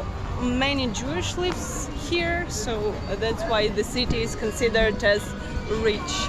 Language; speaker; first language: English; non-native, fluent; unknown